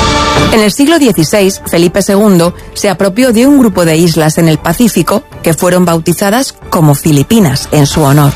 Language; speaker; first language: Spanish; native; Spanish